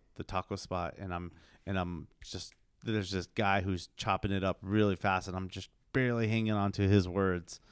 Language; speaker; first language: English; early bilingual, other home language; Spanish